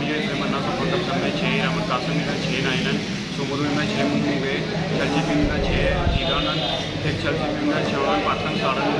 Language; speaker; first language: Korean; non-native, learner; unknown